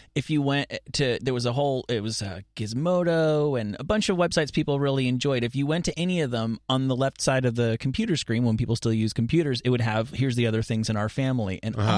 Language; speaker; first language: English; native; English